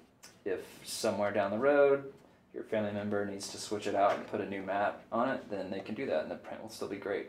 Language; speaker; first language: English; native; English